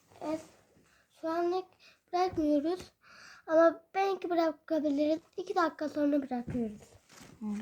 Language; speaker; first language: Turkish; early bilingual, heritage; Turkish